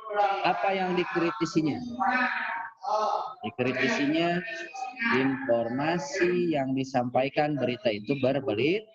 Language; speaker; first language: Indonesian; native; Indonesian